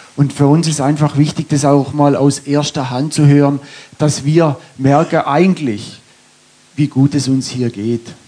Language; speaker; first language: German; native; German